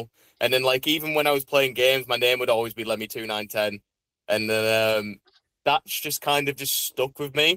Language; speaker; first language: English; native; English